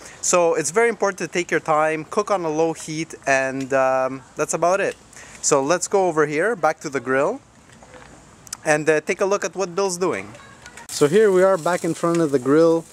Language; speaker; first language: English; native; English